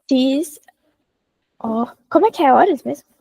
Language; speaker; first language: Portuguese; native; Portuguese